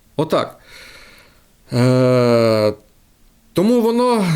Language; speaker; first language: Ukrainian; non-native, local second language; Russian